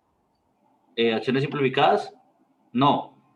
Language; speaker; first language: Spanish; native; Spanish